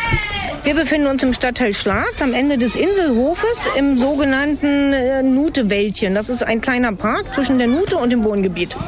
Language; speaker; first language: German; native; German